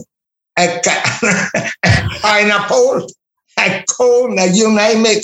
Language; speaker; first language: English; non-native, fluent; Italian